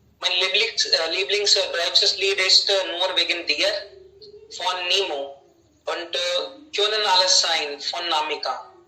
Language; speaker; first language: German; non-native, learner; Hindi